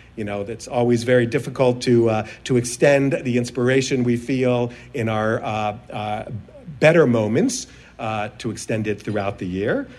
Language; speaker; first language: English; native; English